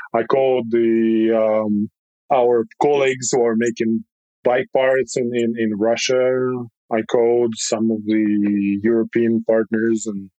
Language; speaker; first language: English; non-native, fluent; Russian